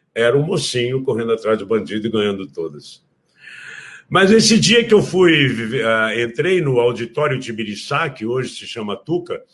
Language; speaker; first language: Portuguese; native; Portuguese